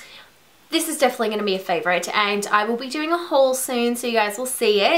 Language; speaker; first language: English; native; English